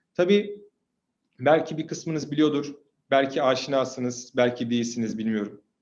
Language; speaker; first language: Turkish; native; Turkish